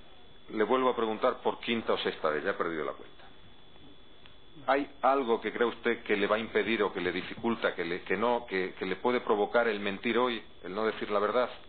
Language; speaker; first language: Spanish; native; Spanish